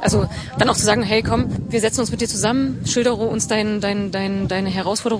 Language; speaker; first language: German; native; German